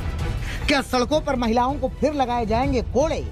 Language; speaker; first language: Hindi; native; Hindi